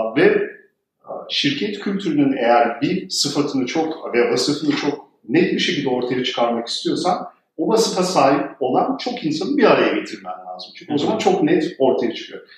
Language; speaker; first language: Turkish; early bilingual, heritage; Turkish